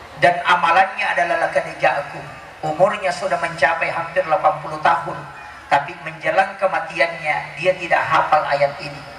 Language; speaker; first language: Indonesian; non-native, local second language; Buginese